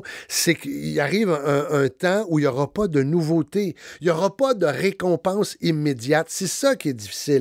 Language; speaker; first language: French; native; French